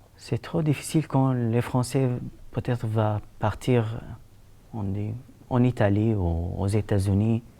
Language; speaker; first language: French; non-native, learner; Arabic